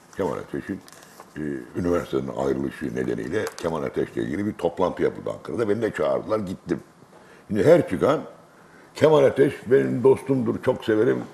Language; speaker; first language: Turkish; native; Turkish